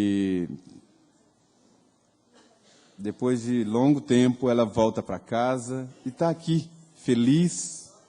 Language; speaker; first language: Portuguese; native; Portuguese